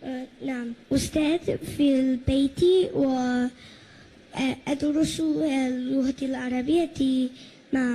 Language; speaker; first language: Arabic; non-native, learner; Indonesian